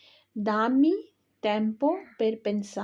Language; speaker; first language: Italian; non-native, fluent; Urdu